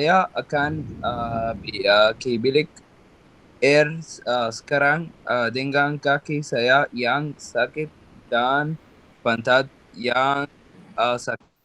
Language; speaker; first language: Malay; non-native, learner; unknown